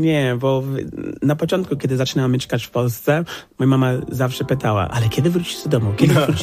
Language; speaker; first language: Polish; non-native, fluent; English